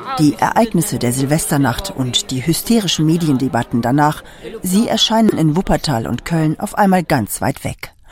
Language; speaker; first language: German; native; German